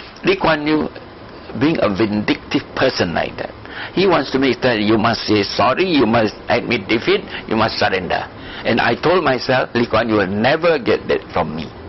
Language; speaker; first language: English; non-native, local second language; Malay